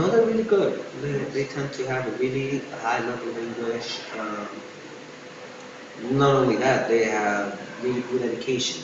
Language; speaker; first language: English; non-native, fluent; Spanish